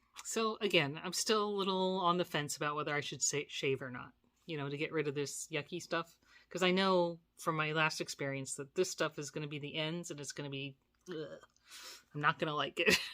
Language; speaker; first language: English; native; English